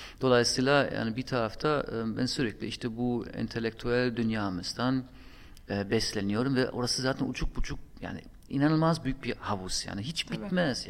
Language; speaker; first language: Turkish; non-native, fluent; German